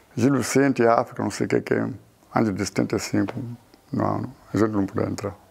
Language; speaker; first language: Portuguese; non-native, local second language; Tsonga